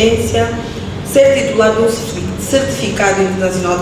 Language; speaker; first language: Portuguese; native; Portuguese